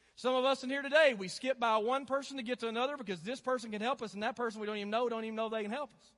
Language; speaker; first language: English; native; English